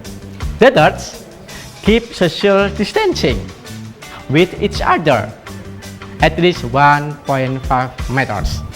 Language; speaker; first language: English; non-native, fluent; Indonesian